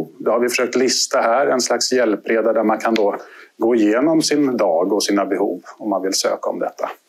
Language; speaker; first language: Swedish; native; Swedish